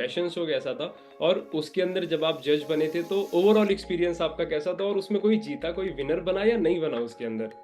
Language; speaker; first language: Hindi; native; Hindi